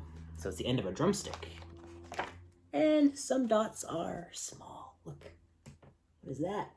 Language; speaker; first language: English; native; English